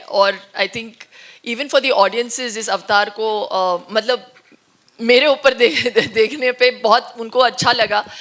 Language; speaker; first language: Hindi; non-native, local second language; Tulu